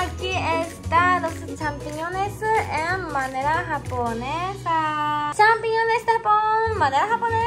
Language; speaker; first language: Spanish; non-native, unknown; Japanese